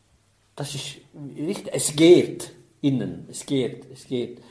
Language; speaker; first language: German; non-native, fluent; Arabic